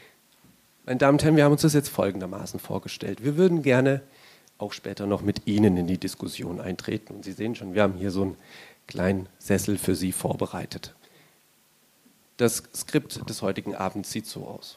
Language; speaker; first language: German; native; German